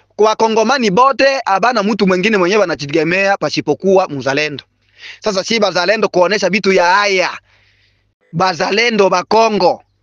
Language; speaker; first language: Swahili; non-native, local second language; Bembe